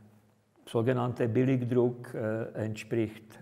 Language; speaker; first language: German; non-native, fluent; Czech